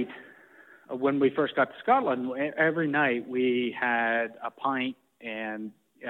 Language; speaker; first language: English; native; English